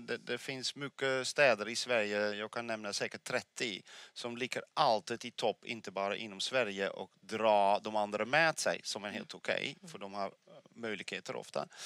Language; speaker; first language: Swedish; non-native, fluent; Dutch